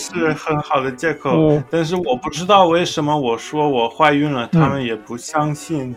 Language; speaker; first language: Chinese; non-native, fluent; English